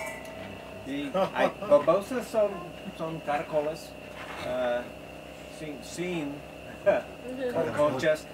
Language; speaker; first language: Spanish; non-native, learner; English